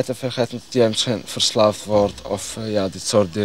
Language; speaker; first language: Dutch; non-native, learner; Arabic